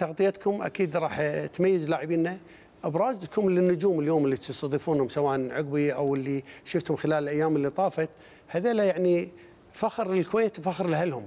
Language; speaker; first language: Arabic; native; Arabic